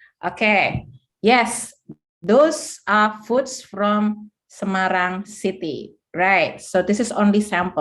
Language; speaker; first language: English; non-native, fluent; Indonesian